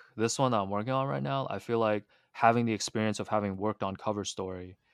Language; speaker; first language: English; early bilingual, other home language; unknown